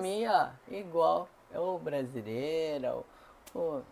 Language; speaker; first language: Portuguese; non-native, fluent; Japanese